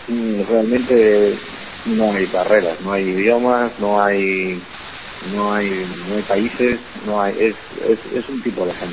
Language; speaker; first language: Spanish; native; Spanish